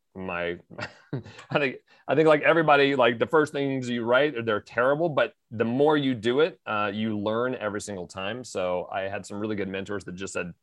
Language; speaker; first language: English; native; English